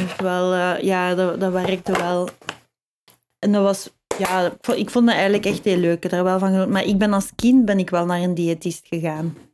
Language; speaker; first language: Dutch; native; Dutch